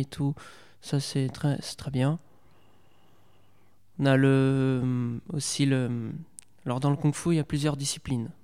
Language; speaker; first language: French; native; French